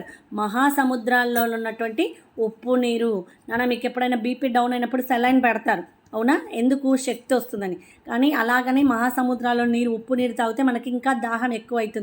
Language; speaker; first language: Telugu; native; Telugu